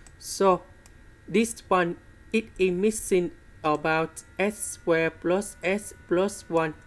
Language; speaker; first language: English; non-native, fluent; Vietnamese